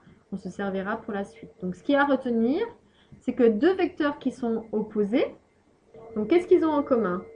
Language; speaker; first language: French; native; French